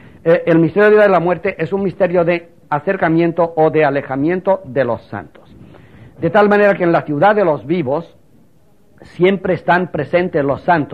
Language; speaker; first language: Spanish; native; Spanish